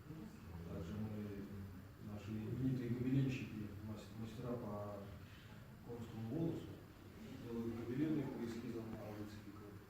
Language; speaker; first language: Russian; native; Russian